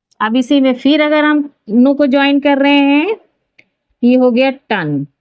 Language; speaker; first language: Hindi; native; Hindi